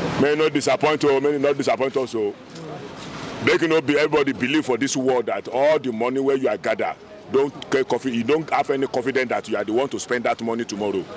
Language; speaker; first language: Nigerian Pidgin; non-native, local second language; Yoruba